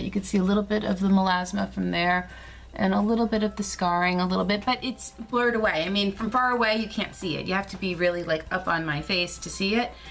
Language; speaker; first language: English; native; English